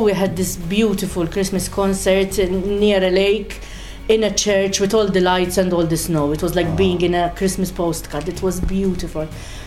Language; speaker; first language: English; non-native, fluent; Maltese